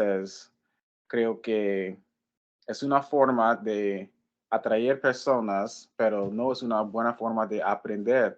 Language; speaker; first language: Spanish; non-native, learner; English